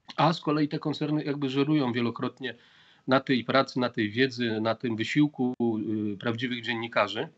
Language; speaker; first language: Polish; native; Polish